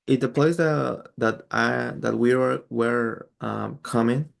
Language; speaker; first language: English; non-native, learner; Spanish